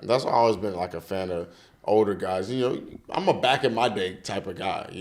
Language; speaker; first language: English; native; English